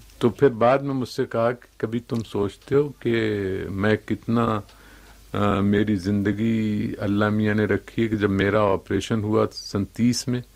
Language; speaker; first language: Urdu; native; Urdu